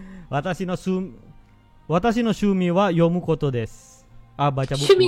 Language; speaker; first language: Japanese; non-native, fluent; Indonesian